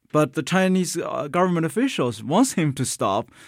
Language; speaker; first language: English; non-native, fluent; Chinese